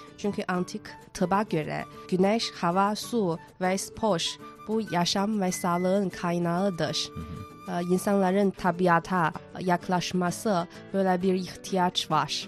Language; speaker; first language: Turkish; non-native, fluent; Chinese